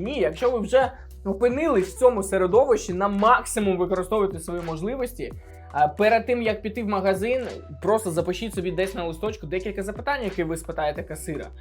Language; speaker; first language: Ukrainian; native; Ukrainian